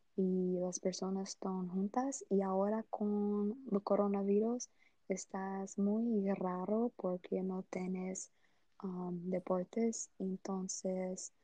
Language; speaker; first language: Spanish; non-native, learner; Portuguese